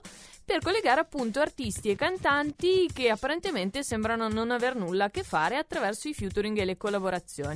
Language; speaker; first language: Italian; native; Italian